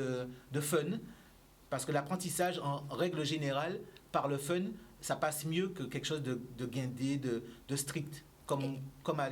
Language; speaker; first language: French; native; French